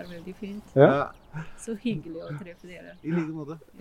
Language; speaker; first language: Norwegian; non-native, learner; Uyghur